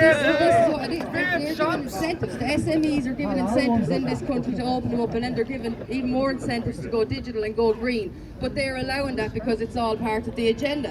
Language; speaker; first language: English; native; English